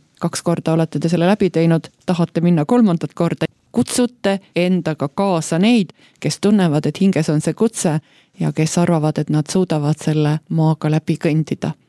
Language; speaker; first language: Estonian; native; Estonian